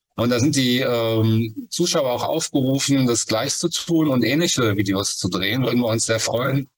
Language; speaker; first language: German; native; German